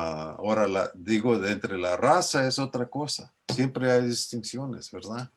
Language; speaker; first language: Spanish; early bilingual, other home language; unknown